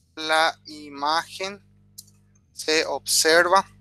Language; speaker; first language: Spanish; native; Spanish